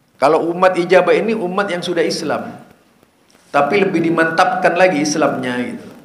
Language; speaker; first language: Indonesian; non-native, local second language; Madurese